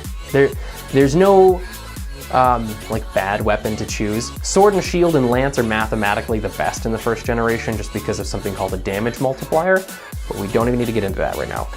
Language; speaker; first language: English; native; English